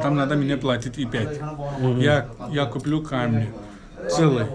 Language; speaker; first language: Russian; non-native, learner; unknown